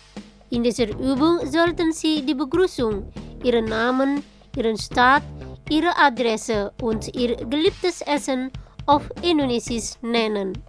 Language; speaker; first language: German; non-native, fluent; Indonesian